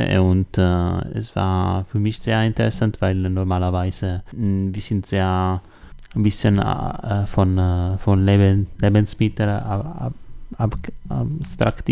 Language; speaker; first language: German; non-native, learner; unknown